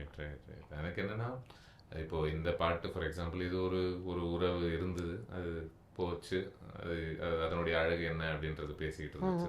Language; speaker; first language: Tamil; native; Tamil